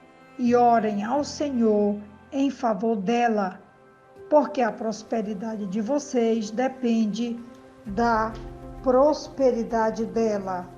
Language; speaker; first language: Portuguese; native; Portuguese